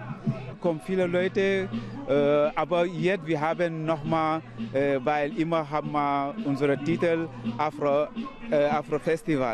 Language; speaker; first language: German; non-native, learner; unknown